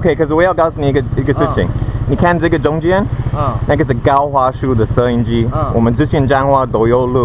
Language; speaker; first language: Chinese; non-native, fluent; English